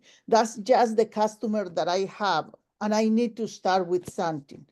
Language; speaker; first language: English; non-native, local second language; Spanish